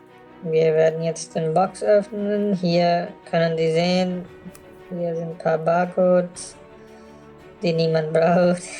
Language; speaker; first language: German; non-native, fluent; Urdu